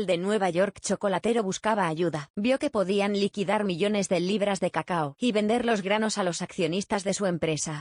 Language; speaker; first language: Spanish; native; Spanish